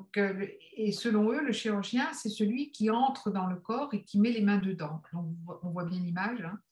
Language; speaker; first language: French; native; French